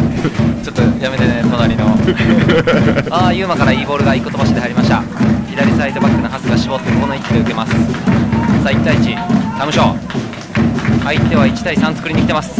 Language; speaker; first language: Japanese; native; Japanese